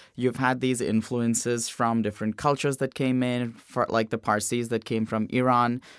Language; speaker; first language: English; non-native, local second language; Hindi